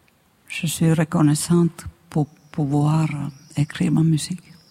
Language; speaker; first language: French; non-native, fluent; Finnish